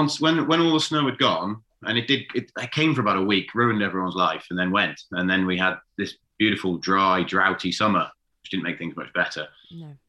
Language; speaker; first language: English; native; English